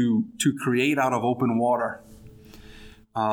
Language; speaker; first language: English; native; English